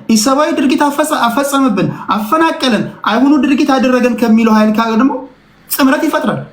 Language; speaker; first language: Amharic; native; Amharic